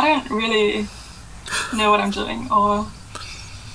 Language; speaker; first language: English; native; English